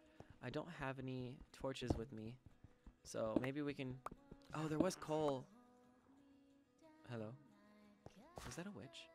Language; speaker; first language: English; native; English